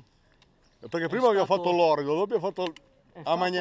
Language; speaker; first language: Italian; native; Italian